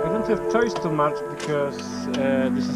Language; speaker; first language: English; non-native, learner; Polish